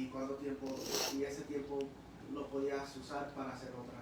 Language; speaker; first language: Spanish; early bilingual, heritage; Spanish